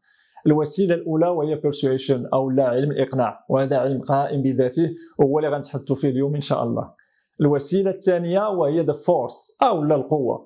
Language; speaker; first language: Arabic; native; Arabic